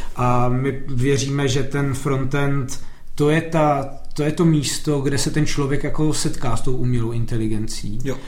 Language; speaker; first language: Czech; native; Czech